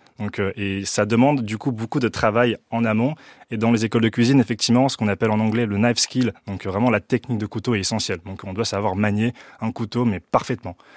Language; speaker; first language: French; early bilingual, other home language; Chinese